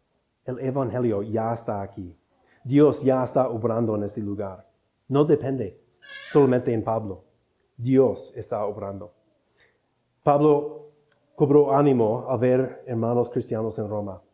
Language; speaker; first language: Spanish; non-native, fluent; English